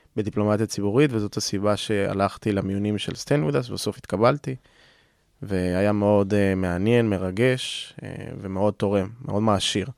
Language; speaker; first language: Hebrew; non-native, fluent; Spanish